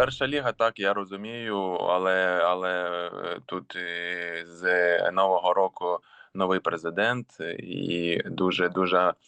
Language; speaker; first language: Ukrainian; non-native, local second language; Russian